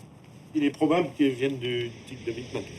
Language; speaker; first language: French; native; French